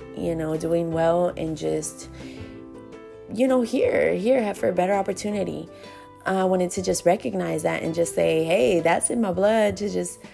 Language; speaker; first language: English; early bilingual, other home language; Spanish